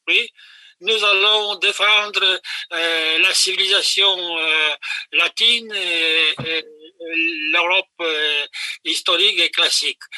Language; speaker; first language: French; non-native, fluent; Polish